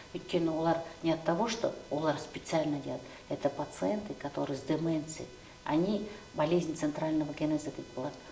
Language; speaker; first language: Russian; non-native, local second language; Kazakh